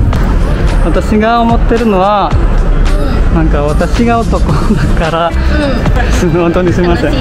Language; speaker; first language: Japanese; non-native, learner; Indonesian